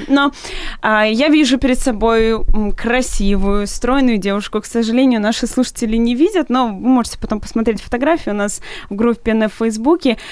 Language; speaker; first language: Russian; native; Russian